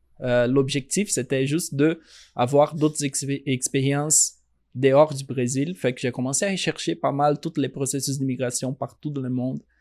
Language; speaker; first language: French; non-native, fluent; Portuguese